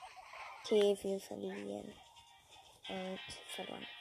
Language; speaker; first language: German; native; German